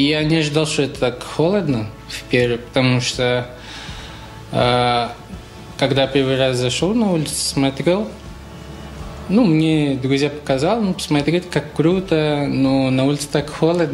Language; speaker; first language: Russian; non-native, fluent; Portuguese